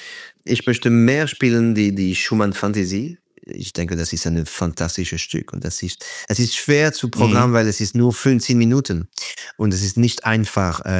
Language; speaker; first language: German; non-native, fluent; French